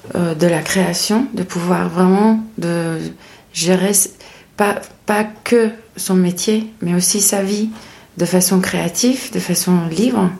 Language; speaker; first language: French; non-native, fluent; Spanish